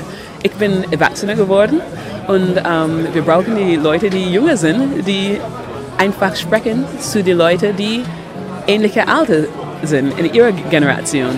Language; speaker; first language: German; non-native, fluent; English